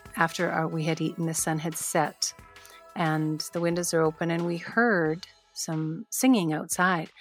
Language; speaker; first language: English; native; English